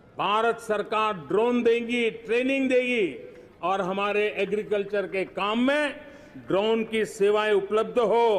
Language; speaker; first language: Hindi; non-native, local second language; Gujarati